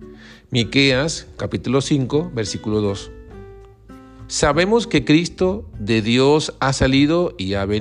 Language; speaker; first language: Spanish; native; Spanish